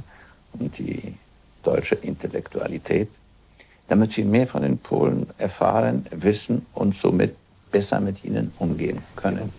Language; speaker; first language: German; early bilingual, heritage; German